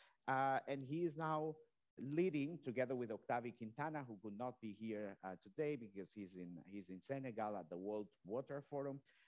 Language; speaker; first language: English; non-native, fluent; Catalan